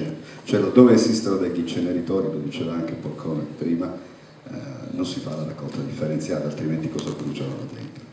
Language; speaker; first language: Italian; native; Italian